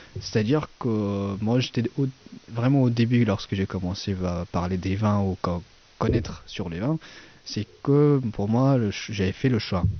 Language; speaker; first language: French; non-native, fluent; Persian